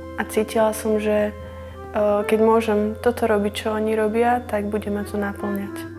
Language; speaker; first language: Slovak; early bilingual, heritage; Slovak